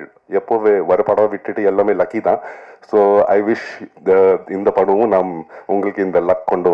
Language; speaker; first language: Tamil; non-native, local second language; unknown